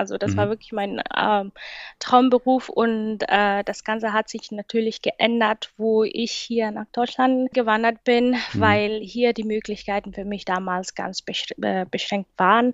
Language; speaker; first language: German; non-native, fluent; Swahili